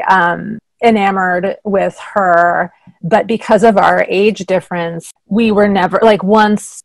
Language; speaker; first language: English; native; English